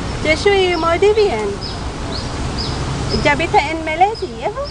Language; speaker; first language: French; non-native, learner; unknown